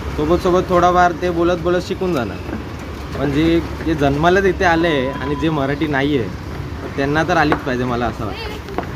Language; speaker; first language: Marathi; non-native, local second language; Gujarati